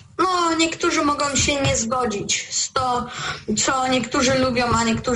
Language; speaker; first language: Polish; early bilingual, heritage; Polish